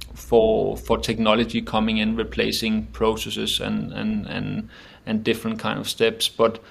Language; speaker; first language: English; non-native, fluent; Danish